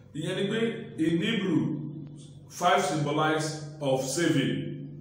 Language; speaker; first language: English; non-native, local second language; Yoruba